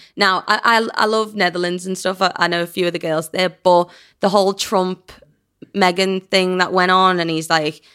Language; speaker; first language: English; native; English